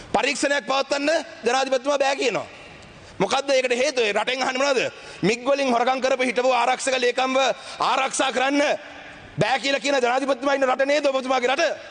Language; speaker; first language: Sinhala; non-native, local second language; Tamil